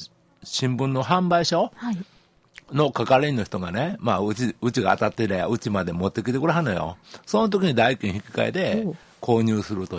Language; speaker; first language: Japanese; native; Japanese